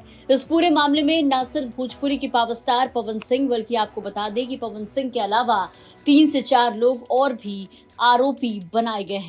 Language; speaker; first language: Hindi; native; Hindi